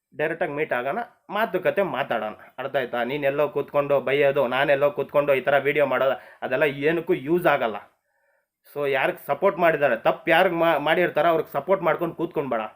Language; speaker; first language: Kannada; non-native, local second language; Marathi